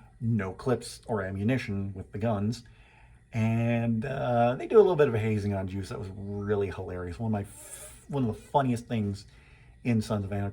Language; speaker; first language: English; native; English